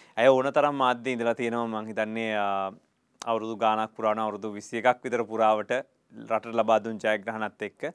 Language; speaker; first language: Sinhala; native; Sinhala